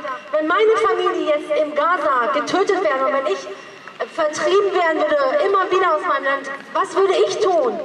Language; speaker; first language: German; early bilingual, other home language; Persian